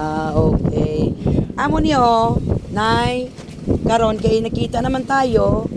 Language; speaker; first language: Filipino; non-native, local second language; Hiligaynon